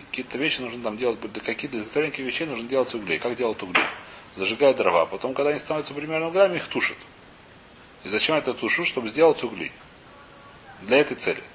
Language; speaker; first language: Russian; early bilingual, heritage; Russian